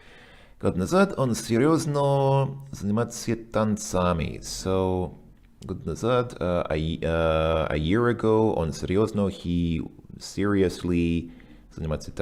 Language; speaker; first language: Russian; non-native, fluent; English